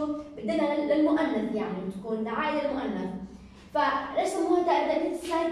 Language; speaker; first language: Arabic; native; Arabic